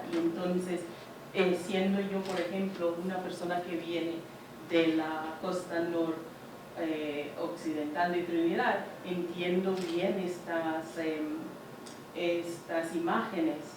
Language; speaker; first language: Spanish; non-native, fluent; English